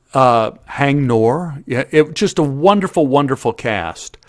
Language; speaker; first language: English; native; English